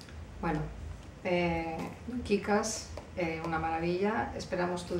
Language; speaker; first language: Spanish; native; Spanish